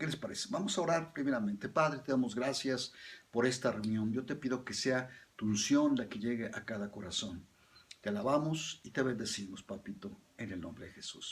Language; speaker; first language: Spanish; native; Spanish